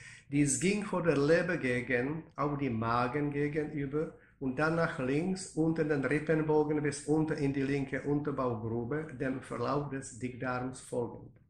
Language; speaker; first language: German; non-native, fluent; Czech